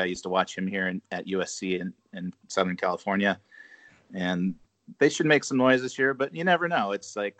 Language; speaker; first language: English; native; English